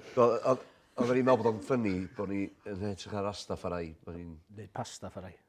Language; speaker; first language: Welsh; native; Welsh